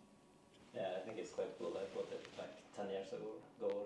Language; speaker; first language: English; non-native, fluent; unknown